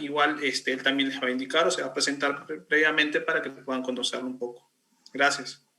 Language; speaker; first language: Spanish; native; Spanish